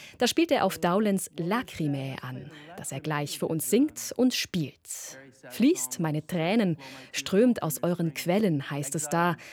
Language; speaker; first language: German; native; German